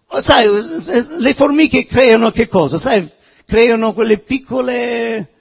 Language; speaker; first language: Italian; early bilingual, heritage; Italian